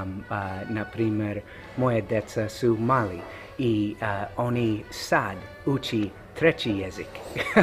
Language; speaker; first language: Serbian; non-native, learner; English